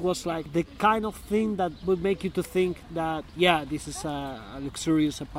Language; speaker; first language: English; non-native, fluent; Spanish